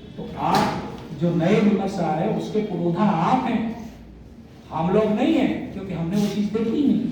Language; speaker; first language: Hindi; native; Hindi